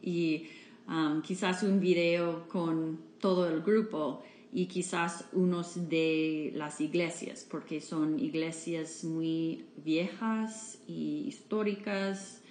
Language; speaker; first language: Spanish; non-native, fluent; English